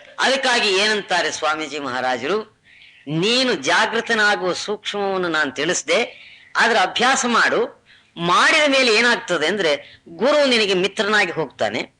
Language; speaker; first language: Kannada; non-native, local second language; Telugu